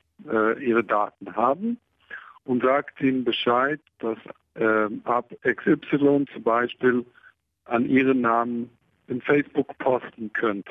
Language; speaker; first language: German; non-native, fluent; Hebrew